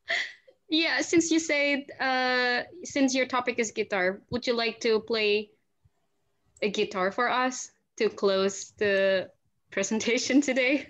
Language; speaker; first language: English; non-native, fluent; Indonesian